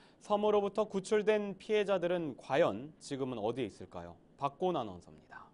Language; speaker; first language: Korean; native; Korean